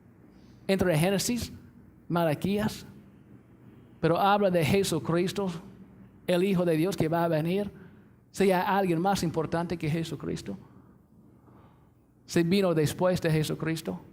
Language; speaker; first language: Spanish; non-native, fluent; English